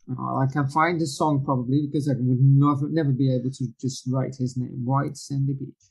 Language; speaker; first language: English; non-native, fluent; Dutch